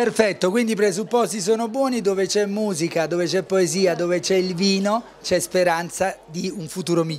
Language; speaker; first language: Italian; native; Italian